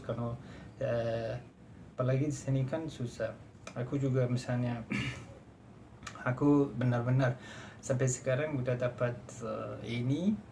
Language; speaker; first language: Indonesian; non-native, fluent; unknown